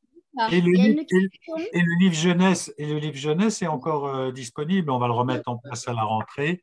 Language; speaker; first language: French; native; French